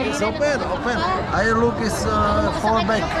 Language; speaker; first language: English; non-native, learner; Czech